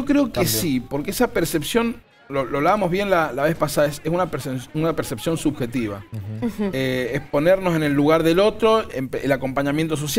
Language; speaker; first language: Spanish; native; Spanish